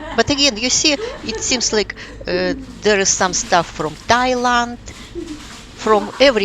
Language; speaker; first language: English; non-native, fluent; Russian